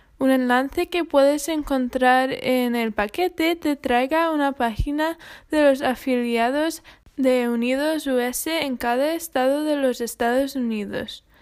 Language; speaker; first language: Spanish; non-native, learner; English